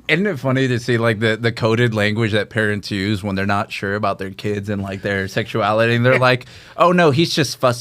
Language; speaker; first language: English; native; English